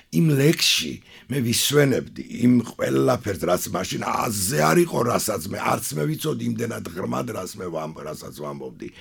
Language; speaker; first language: Georgian; non-native, local second language; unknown